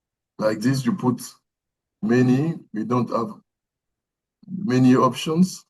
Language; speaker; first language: English; non-native, learner; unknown